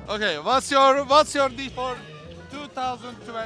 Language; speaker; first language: English; non-native, learner; Turkish